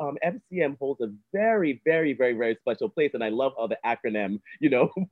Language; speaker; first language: English; native; English